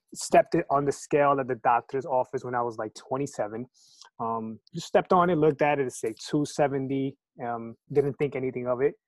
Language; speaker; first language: English; early bilingual, other home language; Spanish